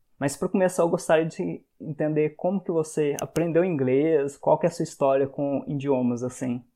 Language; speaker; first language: Portuguese; native; Portuguese